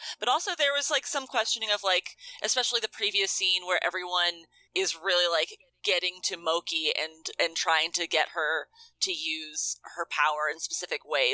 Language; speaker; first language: English; native; English